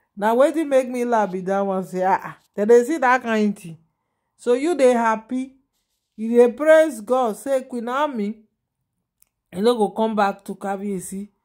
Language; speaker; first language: Nigerian Pidgin; non-native, local second language; Yoruba